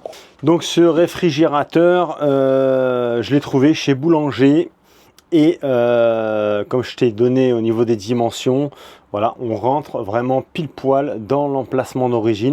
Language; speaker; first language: French; native; French